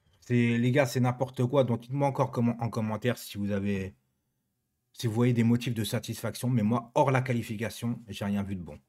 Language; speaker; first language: French; native; French